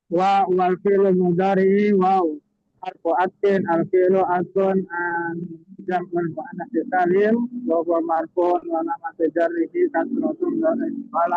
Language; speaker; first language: Arabic; non-native, learner; Indonesian